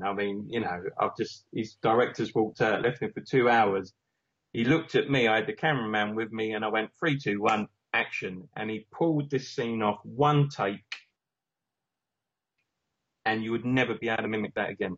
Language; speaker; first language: English; native; English